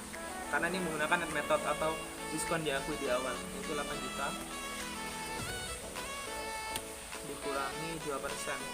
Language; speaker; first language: Indonesian; native; Indonesian